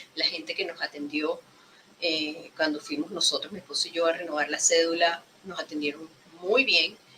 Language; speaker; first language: Spanish; native; Spanish